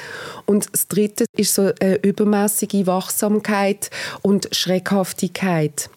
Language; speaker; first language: German; native; German